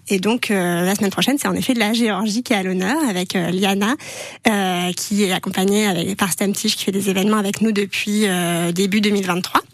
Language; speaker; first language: French; native; French